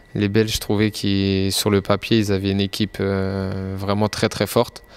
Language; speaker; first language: French; native; French